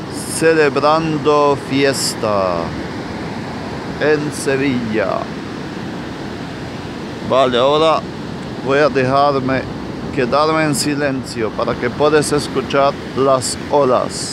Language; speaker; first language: Spanish; non-native, fluent; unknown